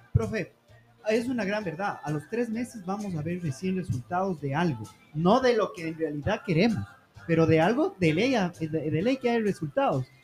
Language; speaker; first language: Spanish; native; Spanish